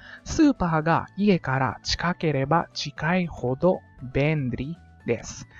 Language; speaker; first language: Japanese; non-native, fluent; Filipino